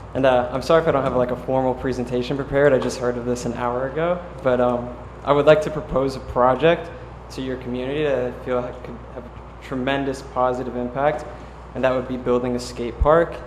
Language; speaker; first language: English; native; English